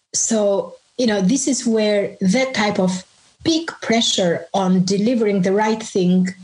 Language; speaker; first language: English; non-native, fluent; Albanian